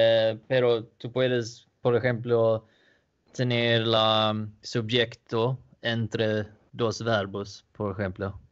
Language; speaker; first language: Spanish; non-native, learner; Danish